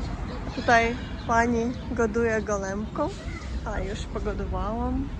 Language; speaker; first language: Polish; non-native, learner; Russian